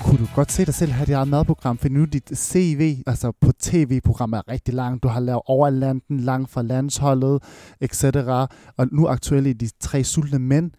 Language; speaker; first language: Danish; early bilingual, other home language; Vietnamese